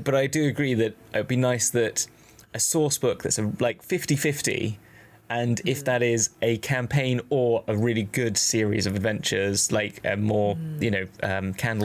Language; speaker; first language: English; native; English